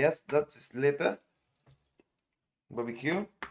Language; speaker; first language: English; non-native, learner; Thai